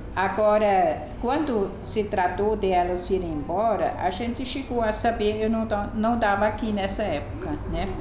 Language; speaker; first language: Portuguese; non-native, fluent; German